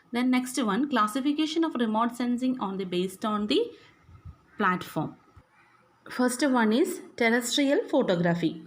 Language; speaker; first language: English; non-native, local second language; Malayalam